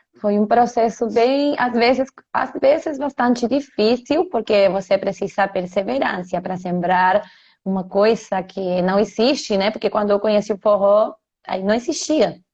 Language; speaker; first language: Portuguese; non-native, fluent; Spanish